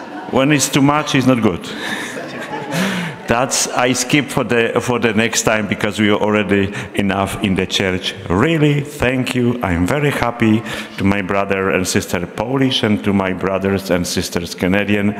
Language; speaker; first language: English; non-native, fluent; Polish